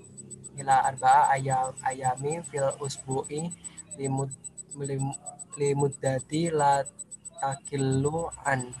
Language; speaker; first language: Arabic; non-native, learner; Indonesian